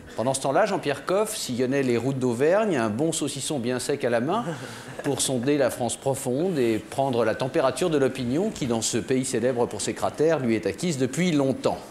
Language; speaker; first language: French; native; French